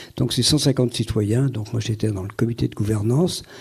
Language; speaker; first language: French; native; French